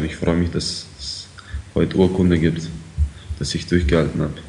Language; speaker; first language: German; early bilingual, other home language; Ukrainian